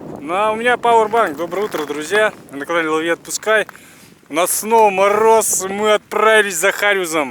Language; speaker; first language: Russian; native; Russian